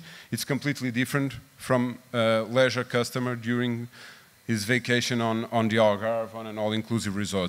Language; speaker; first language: English; non-native, fluent; Portuguese